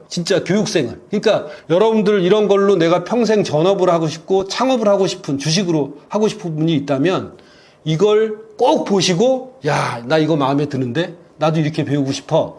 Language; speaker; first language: Korean; native; Korean